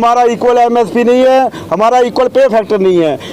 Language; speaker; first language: Hindi; non-native, local second language; Punjabi